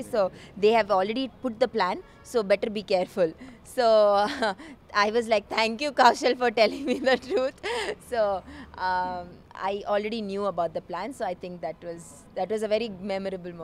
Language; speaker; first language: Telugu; non-native, learner; Malayalam